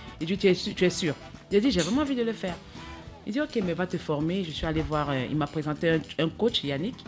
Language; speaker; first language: French; native; French